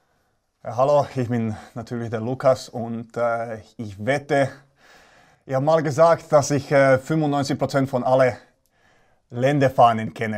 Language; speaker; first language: German; non-native, fluent; Finnish